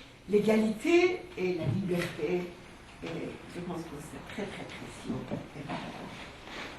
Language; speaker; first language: French; non-native, fluent; Persian